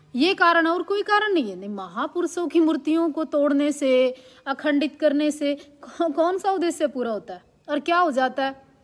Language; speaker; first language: Hindi; native; Hindi